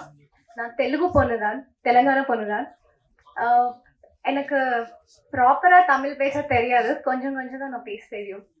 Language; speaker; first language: Tamil; non-native, learner; Telugu